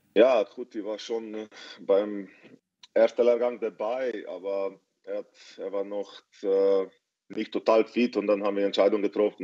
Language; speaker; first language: German; non-native, fluent; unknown